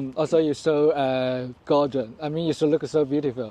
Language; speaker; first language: English; non-native, learner; Chinese